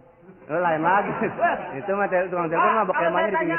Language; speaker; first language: Indonesian; native; Indonesian